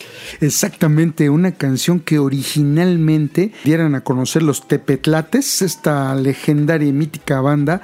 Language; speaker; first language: Spanish; native; Spanish